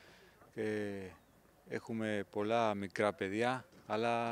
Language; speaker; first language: Greek; non-native, learner; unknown